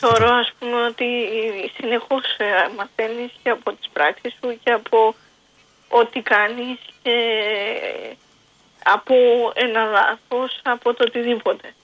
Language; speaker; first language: Greek; native; Greek